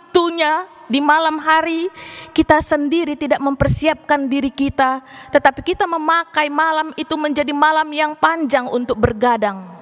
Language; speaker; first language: Indonesian; native; Indonesian